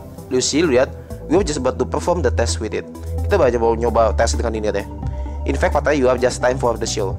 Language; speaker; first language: English; non-native, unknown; Indonesian